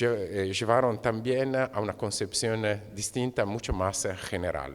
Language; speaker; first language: Spanish; non-native, fluent; Italian